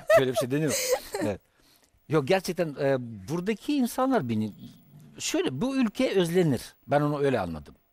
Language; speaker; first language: Turkish; non-native, fluent; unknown